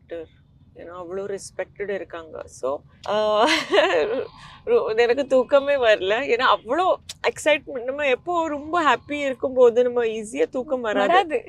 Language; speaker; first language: Tamil; non-native, fluent; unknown